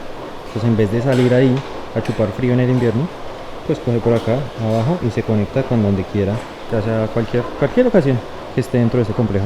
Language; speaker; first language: Spanish; native; Spanish